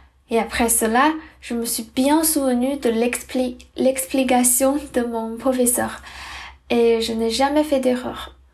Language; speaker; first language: French; non-native, fluent; Chinese